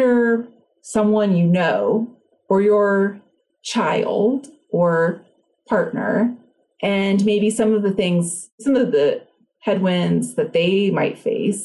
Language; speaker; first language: English; native; English